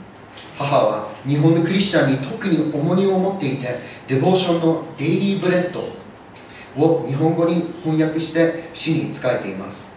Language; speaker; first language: Japanese; early bilingual, other home language; English